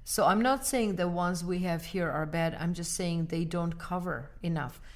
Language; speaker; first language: English; non-native, fluent; Armenian